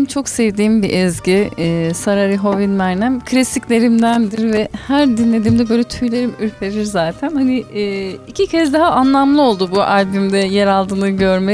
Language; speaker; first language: Turkish; native; Turkish